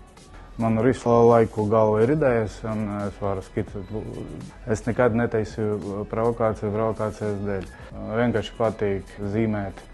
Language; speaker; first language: Latvian; non-native, local second language; Russian